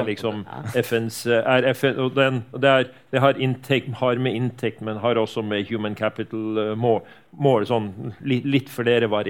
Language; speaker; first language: Norwegian; native; Norwegian